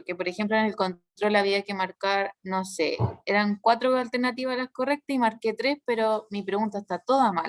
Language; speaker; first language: Spanish; native; Spanish